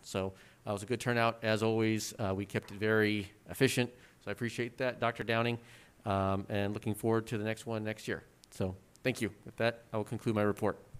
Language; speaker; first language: English; native; English